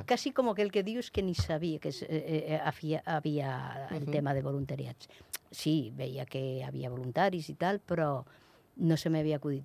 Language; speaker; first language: Catalan; non-native, local second language; Spanish